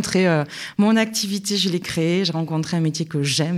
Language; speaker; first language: French; native; French